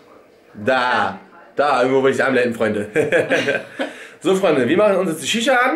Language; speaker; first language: German; native; German